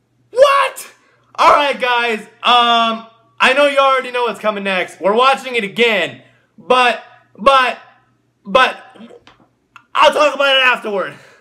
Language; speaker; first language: English; native; English